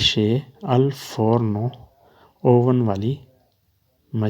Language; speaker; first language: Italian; non-native, learner; Urdu